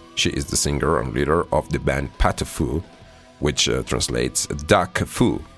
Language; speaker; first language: English; non-native, fluent; Spanish